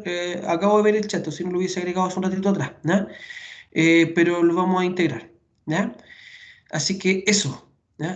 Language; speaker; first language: Spanish; native; Spanish